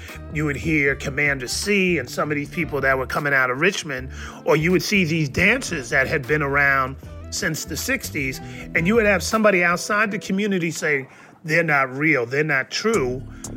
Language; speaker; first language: English; native; English